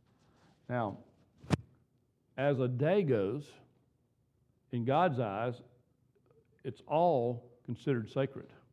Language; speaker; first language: English; native; English